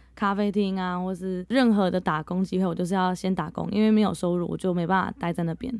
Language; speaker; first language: Chinese; early bilingual, heritage; Chinese